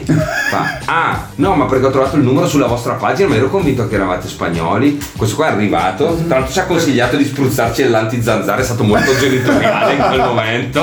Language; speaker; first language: Italian; native; Italian